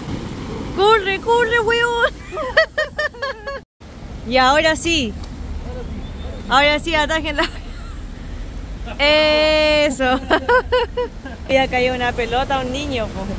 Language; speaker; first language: Spanish; native; Spanish